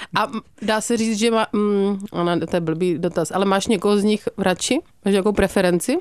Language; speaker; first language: Czech; native; Czech